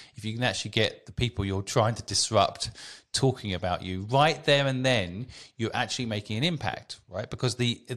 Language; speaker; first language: English; native; English